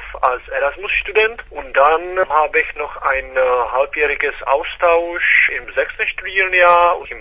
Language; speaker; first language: German; non-native, fluent; Czech